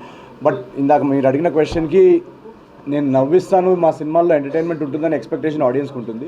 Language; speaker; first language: Telugu; native; Telugu